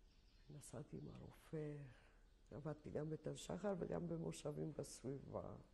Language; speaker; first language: Hebrew; non-native, fluent; Polish